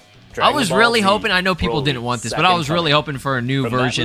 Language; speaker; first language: English; native; English